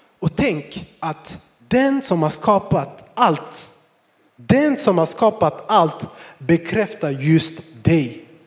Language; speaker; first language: Swedish; non-native, fluent; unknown